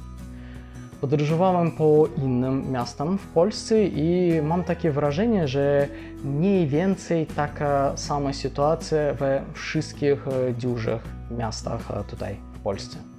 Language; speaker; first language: Polish; non-native, fluent; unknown